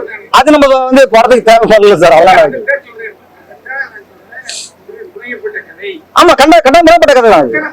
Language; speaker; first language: Tamil; native; Tamil